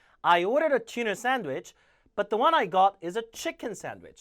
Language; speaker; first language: English; non-native, fluent; Korean